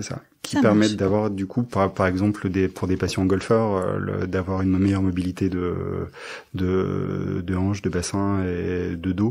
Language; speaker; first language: French; native; French